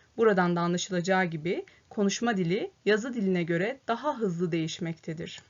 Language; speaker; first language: Turkish; native; Turkish